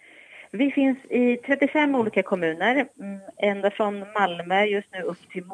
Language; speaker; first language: Swedish; native; Swedish